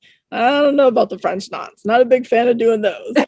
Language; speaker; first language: English; native; English